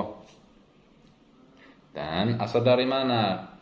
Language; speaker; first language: Indonesian; non-native, learner; English